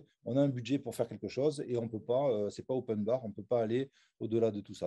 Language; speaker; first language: French; native; French